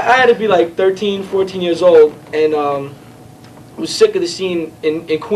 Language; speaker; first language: English; native; English